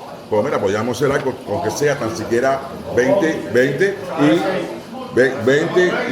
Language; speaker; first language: Spanish; native; Spanish